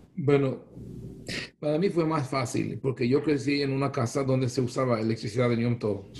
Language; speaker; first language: Spanish; non-native, fluent; Hebrew